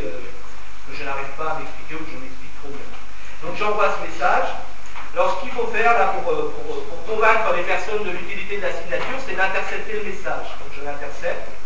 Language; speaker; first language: French; native; French